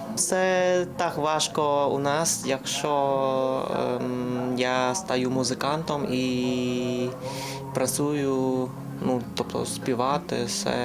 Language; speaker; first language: Ukrainian; non-native, learner; Vietnamese